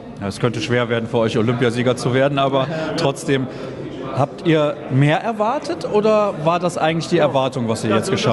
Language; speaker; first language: German; native; German